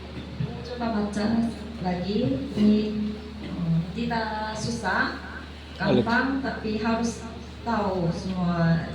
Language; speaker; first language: Indonesian; non-native, learner; Korean